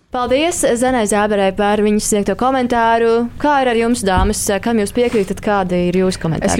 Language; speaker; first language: Latvian; native; Latvian